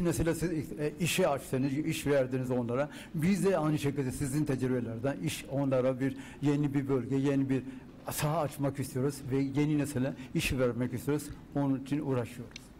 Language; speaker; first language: Turkish; non-native, fluent; Urdu